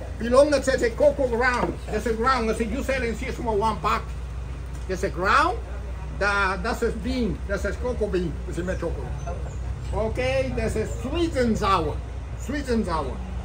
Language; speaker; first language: English; non-native, learner; Spanish